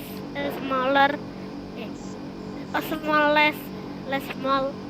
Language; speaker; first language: English; non-native, learner; Indonesian